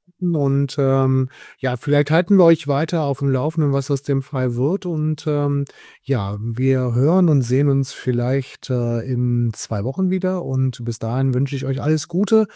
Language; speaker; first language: German; native; German